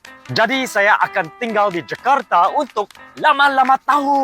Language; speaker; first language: Indonesian; non-native, learner; English